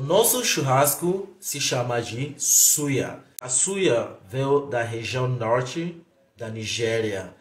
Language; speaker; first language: Portuguese; non-native, fluent; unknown